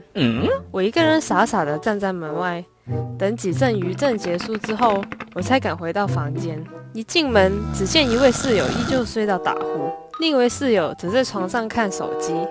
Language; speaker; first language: Chinese; non-native, local second language; Cantonese